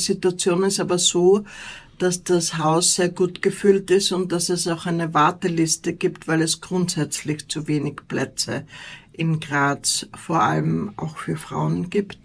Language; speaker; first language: German; native; German